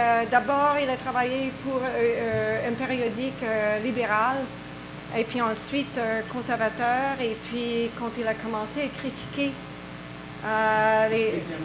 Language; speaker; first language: French; native; French